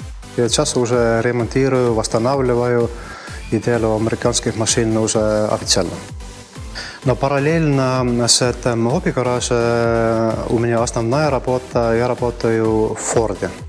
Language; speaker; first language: Russian; non-native, fluent; Estonian